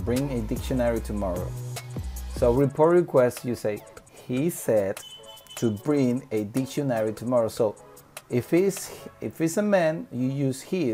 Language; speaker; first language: English; non-native, fluent; Spanish